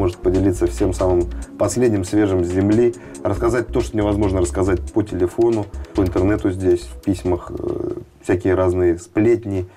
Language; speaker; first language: Russian; native; Russian